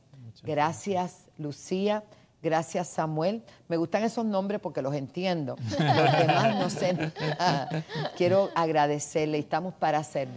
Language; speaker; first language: Spanish; native; Spanish